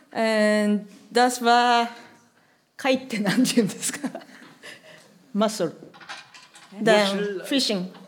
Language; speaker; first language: German; non-native, learner; Japanese